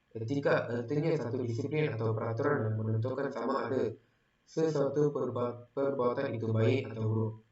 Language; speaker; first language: Malay; non-native, local second language; Tamil